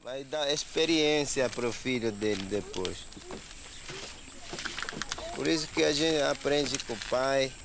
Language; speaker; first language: Portuguese; non-native, local second language; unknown